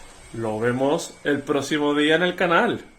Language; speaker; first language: Spanish; native; Spanish